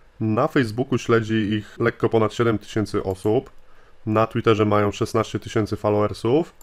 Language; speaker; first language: Polish; native; Polish